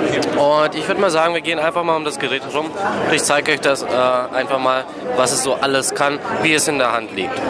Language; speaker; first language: German; native; German